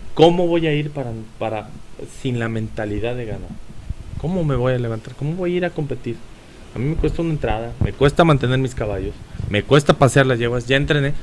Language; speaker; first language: Spanish; native; Spanish